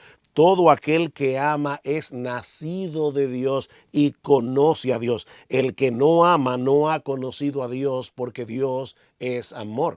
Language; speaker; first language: Spanish; native; Spanish